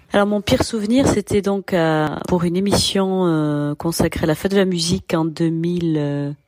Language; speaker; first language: French; native; French